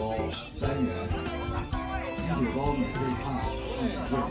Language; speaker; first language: Chinese; non-native, learner; Japanese